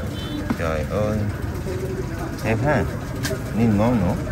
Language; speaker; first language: Vietnamese; non-native, learner; Korean